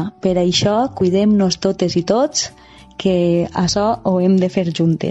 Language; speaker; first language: Catalan; native; Catalan